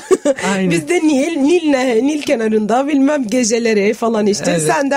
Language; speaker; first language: Turkish; non-native, fluent; Arabic